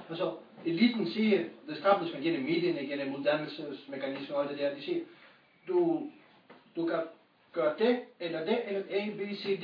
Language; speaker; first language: Danish; non-native, fluent; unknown